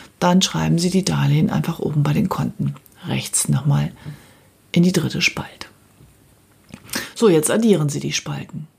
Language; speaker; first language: German; native; German